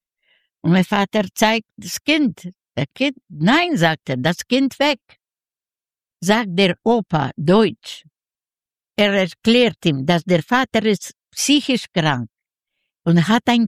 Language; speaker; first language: German; non-native, learner; Yiddish